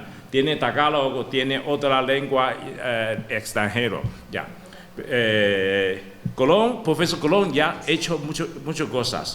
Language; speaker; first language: Spanish; non-native, learner; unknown